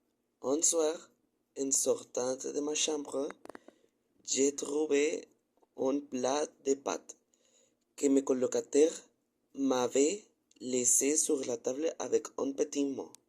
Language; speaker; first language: French; non-native, learner; Spanish